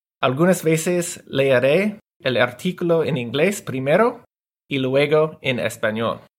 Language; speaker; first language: Spanish; non-native, learner; English